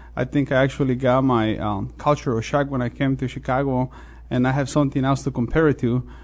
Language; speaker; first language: English; non-native, fluent; Spanish